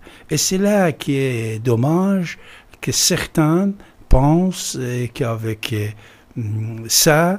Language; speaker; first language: French; non-native, fluent; Persian